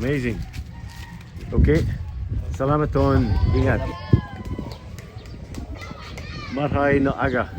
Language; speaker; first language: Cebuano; non-native, learner; English